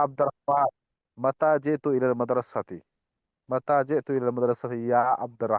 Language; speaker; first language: Arabic; non-native, fluent; Urdu